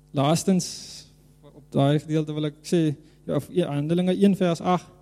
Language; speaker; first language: English; non-native, local second language; Afrikaans